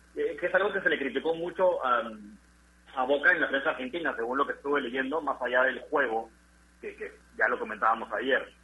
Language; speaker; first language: Spanish; native; Spanish